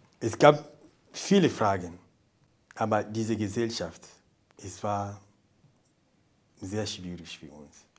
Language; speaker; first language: German; non-native, fluent; Portuguese